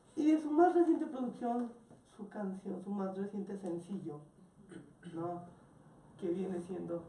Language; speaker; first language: Spanish; native; Spanish